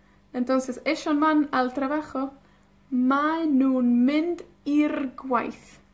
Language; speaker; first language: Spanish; non-native, fluent; Welsh